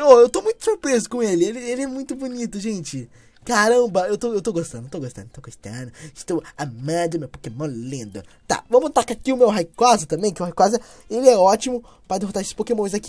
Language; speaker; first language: Portuguese; native; Portuguese